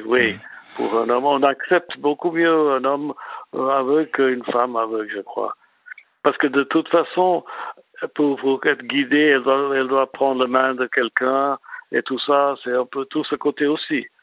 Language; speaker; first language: French; non-native, fluent; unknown